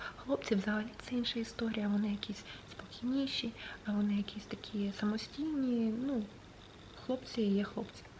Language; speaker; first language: Ukrainian; non-native, local second language; Russian